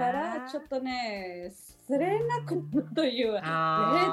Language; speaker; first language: Japanese; non-native, learner; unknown